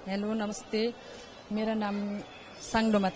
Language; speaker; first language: Hindi; non-native, local second language; Nepali